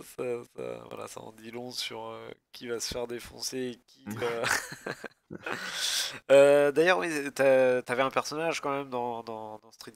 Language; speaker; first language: French; native; French